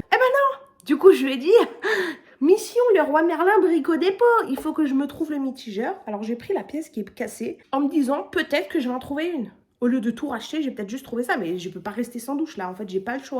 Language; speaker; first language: French; native; French